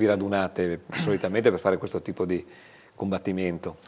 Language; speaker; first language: Italian; native; Italian